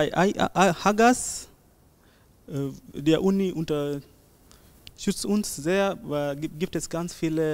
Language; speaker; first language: German; non-native, learner; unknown